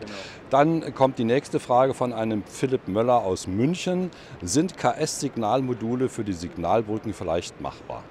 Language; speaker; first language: German; native; German